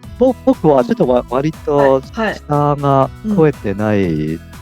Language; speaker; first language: Japanese; non-native, fluent; Cantonese